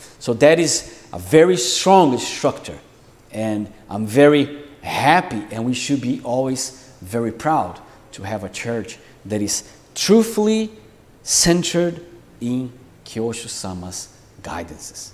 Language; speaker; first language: English; non-native, fluent; Portuguese